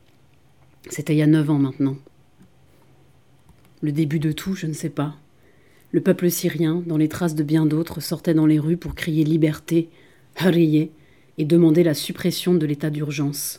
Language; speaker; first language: French; native; French